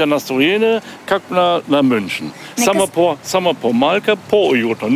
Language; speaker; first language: Bulgarian; non-native, learner; German